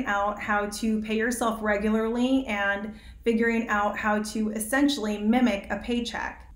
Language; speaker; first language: English; native; English